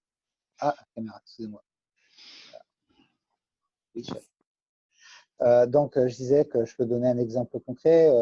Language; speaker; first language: French; native; French